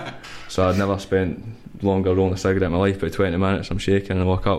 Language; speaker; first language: English; native; English